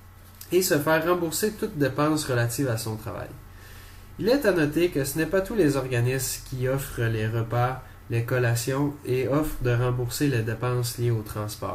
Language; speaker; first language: French; native; French